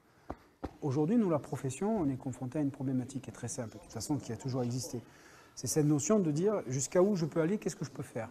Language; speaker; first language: French; native; French